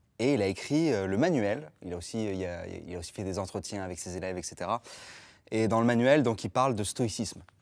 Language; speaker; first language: French; native; French